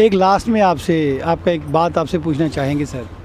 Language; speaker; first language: Hindi; non-native, local second language; Punjabi